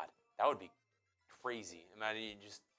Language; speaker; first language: English; native; English